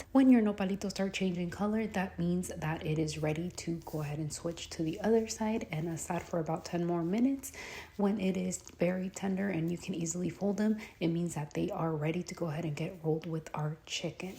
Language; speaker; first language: English; early bilingual, other home language; Spanish